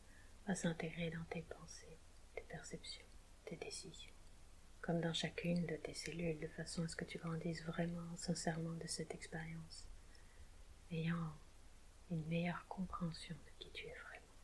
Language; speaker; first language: French; native; French